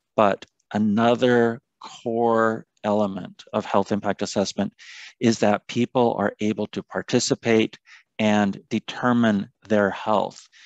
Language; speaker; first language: English; native; English